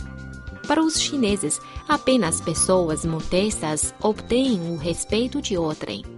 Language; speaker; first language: Portuguese; non-native, fluent; Chinese